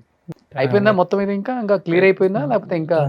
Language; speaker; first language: Telugu; native; Telugu